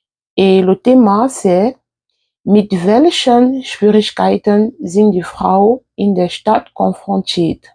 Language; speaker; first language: German; non-native, fluent; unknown